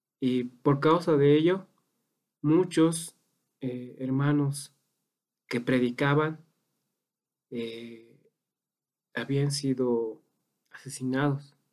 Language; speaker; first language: Spanish; native; Spanish